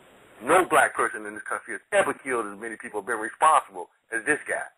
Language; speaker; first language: English; native; English